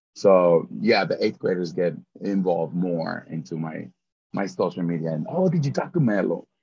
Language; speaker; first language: English; early bilingual, other home language; Spanish